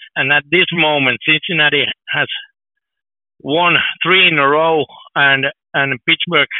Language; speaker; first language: English; non-native, fluent; Finnish